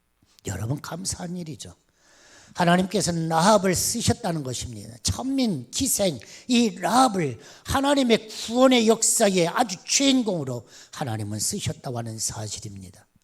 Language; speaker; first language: Korean; native; Korean